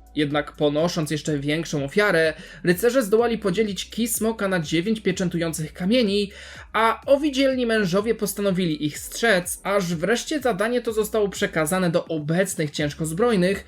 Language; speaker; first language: Polish; native; Polish